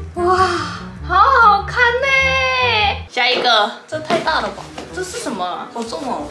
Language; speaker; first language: Chinese; non-native, fluent; Korean